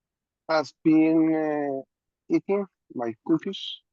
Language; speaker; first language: English; non-native, learner; Spanish